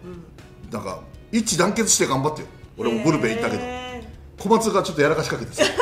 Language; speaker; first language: Japanese; native; Japanese